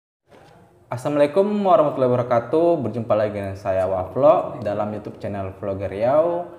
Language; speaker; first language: Indonesian; native; Indonesian